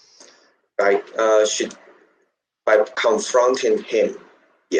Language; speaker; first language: English; non-native, learner; Chinese